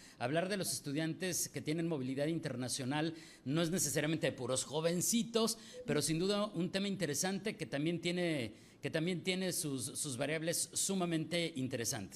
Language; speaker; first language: Spanish; native; Spanish